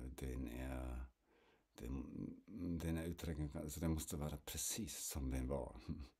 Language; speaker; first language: Swedish; non-native, fluent; German